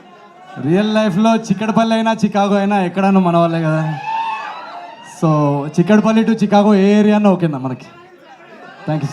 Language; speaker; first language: Telugu; native; Telugu